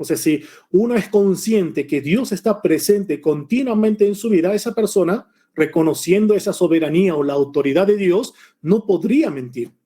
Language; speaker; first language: Spanish; early bilingual, other home language; Korean